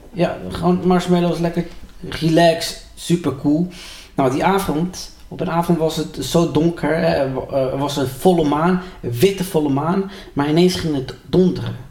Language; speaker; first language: Dutch; early bilingual, other home language; Spanish